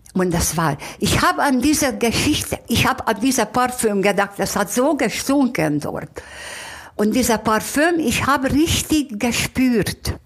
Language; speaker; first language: German; non-native, fluent; Hungarian